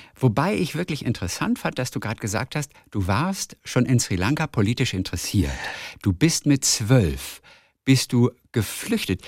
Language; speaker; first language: German; native; German